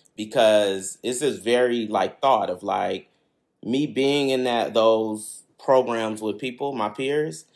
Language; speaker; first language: English; native; English